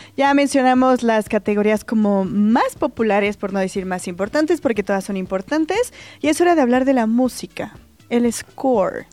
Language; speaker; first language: Spanish; native; Spanish